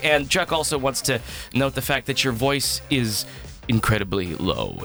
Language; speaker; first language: English; native; English